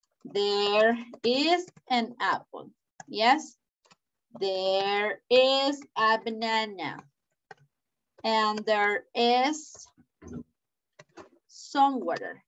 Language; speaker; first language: English; non-native, fluent; Spanish